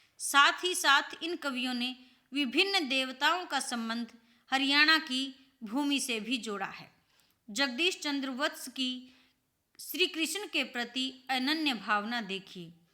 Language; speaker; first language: Hindi; native; Hindi